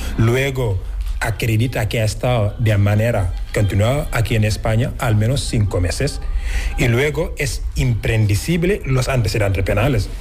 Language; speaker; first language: Spanish; non-native, fluent; Wolof